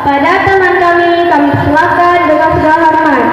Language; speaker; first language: Indonesian; native; Indonesian